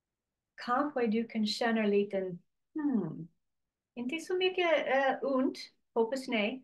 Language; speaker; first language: Swedish; non-native, learner; English